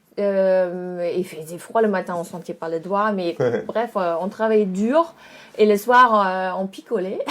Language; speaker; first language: French; non-native, fluent; German